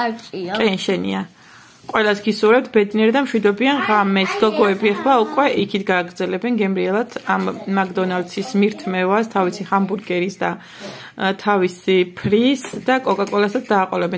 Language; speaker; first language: Georgian; native; Georgian